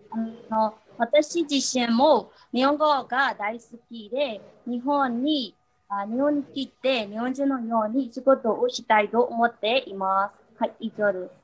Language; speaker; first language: Japanese; non-native, learner; Burmese